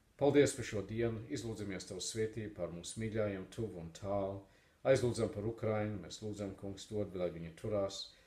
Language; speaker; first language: Latvian; native; Latvian